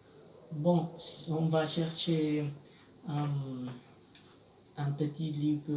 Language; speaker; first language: French; non-native, fluent; Spanish